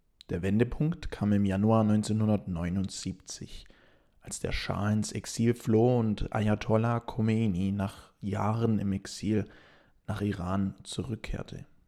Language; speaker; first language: German; native; German